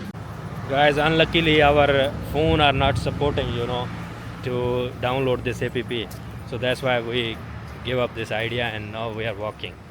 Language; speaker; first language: English; non-native, local second language; Urdu